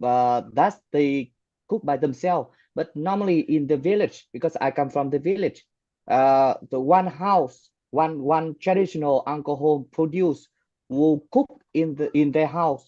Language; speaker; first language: English; non-native, fluent; Vietnamese